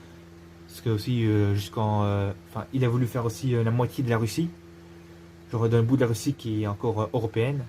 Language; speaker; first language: French; native; French